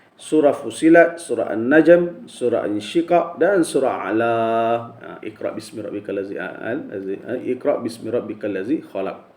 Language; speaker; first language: Malay; native; Malay